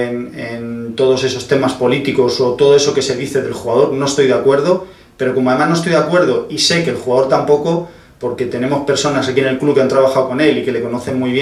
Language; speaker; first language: Spanish; native; Spanish